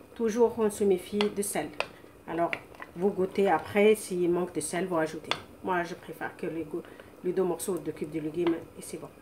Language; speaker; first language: French; non-native, local second language; Arabic